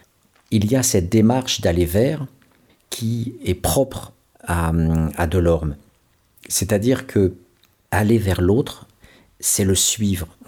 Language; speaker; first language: French; native; French